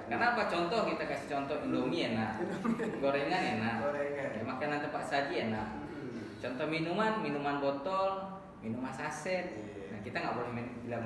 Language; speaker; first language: Indonesian; native; Indonesian